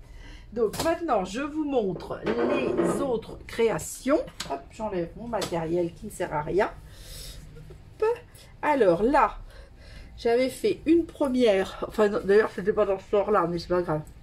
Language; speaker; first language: French; native; French